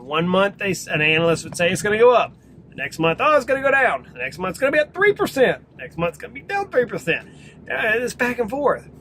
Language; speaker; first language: English; native; English